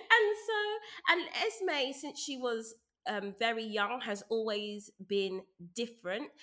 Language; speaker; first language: English; native; English